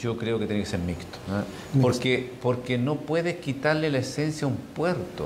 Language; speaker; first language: Spanish; native; Spanish